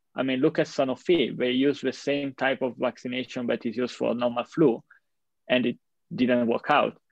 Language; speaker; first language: English; non-native, fluent; Italian